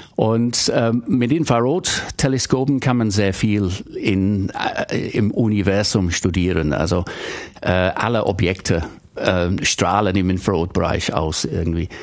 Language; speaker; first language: German; non-native, fluent; English